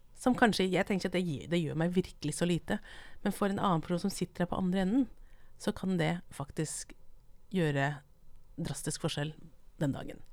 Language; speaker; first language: Norwegian; non-native, local second language; Vietnamese